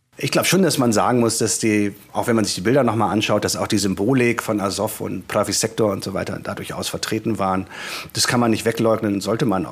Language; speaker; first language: German; native; German